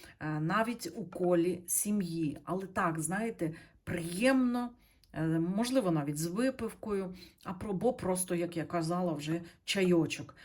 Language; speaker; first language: Ukrainian; non-native, local second language; Russian